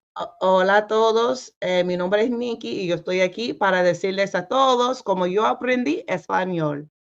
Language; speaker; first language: Spanish; non-native, fluent; English